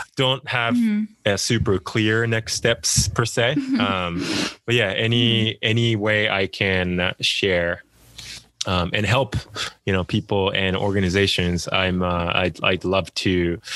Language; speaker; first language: English; non-native, fluent; Japanese